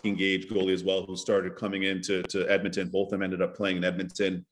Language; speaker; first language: English; native; English